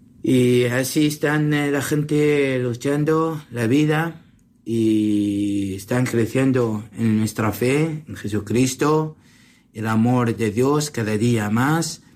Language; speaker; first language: Spanish; non-native, learner; Assyrian Neo-Aramaic